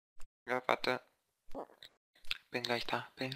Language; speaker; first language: German; native; German